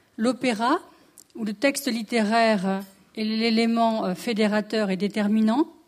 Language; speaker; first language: French; native; French